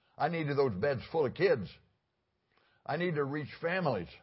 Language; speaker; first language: English; native; English